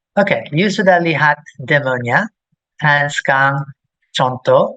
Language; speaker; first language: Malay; non-native, fluent; English